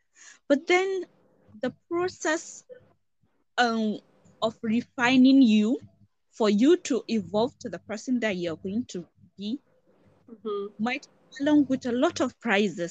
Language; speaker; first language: English; non-native, local second language; Hausa